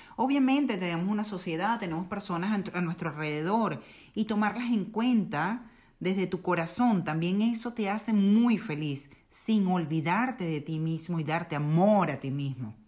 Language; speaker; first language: Spanish; native; Spanish